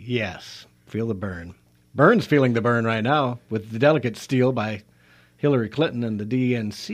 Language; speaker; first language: English; native; English